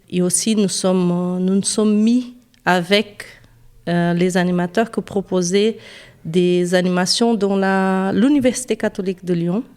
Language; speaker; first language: French; non-native, fluent; Portuguese